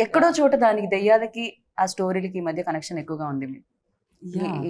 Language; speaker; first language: Telugu; native; Telugu